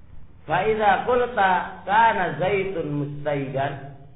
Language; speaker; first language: Arabic; non-native, fluent; Javanese